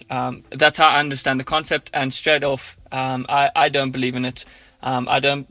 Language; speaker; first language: English; native; English